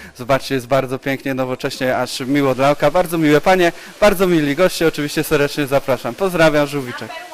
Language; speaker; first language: Polish; native; Polish